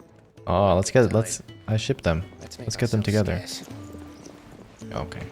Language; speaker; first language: English; native; English